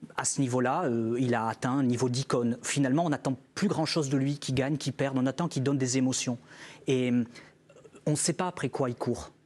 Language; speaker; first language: French; native; French